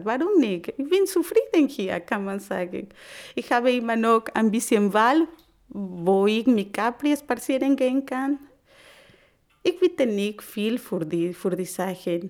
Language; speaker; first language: German; non-native, learner; Spanish